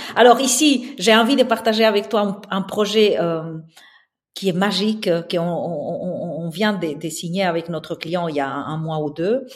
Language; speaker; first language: French; non-native, fluent; Spanish